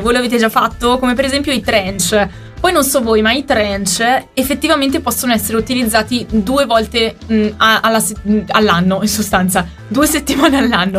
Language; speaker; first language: Italian; native; Italian